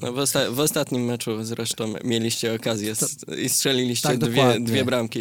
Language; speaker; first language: Polish; native; Polish